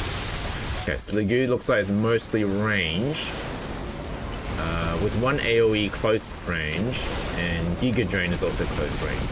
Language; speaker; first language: English; native; English